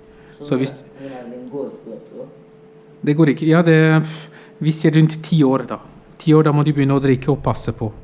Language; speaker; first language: Norwegian; non-native, fluent; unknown